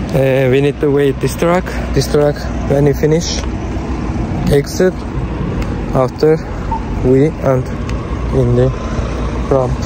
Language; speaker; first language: English; non-native, learner; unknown